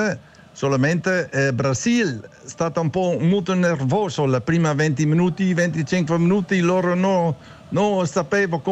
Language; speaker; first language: Italian; non-native, learner; Dutch